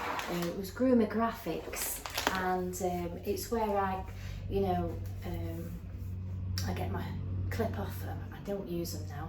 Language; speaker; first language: English; native; English